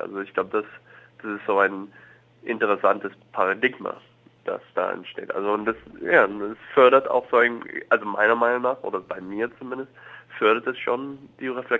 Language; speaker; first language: German; non-native, fluent; English